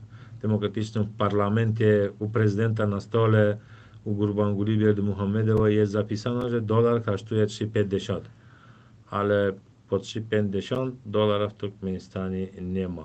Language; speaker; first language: Polish; non-native, fluent; Turkmen